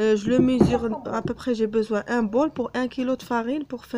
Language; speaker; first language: French; non-native, local second language; Arabic